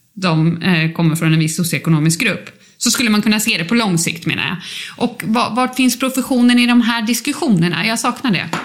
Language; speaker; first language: Swedish; native; Swedish